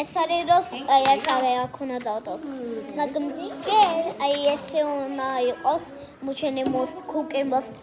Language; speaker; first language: Georgian; early bilingual, heritage; Georgian